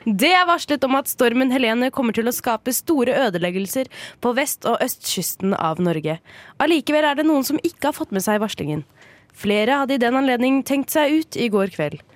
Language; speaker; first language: Norwegian; native; Norwegian